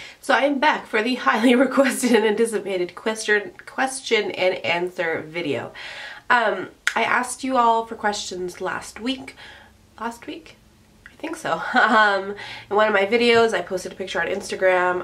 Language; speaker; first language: English; early bilingual, other home language; French